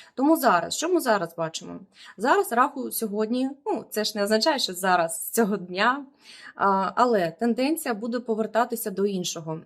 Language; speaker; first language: Ukrainian; non-native, local second language; Russian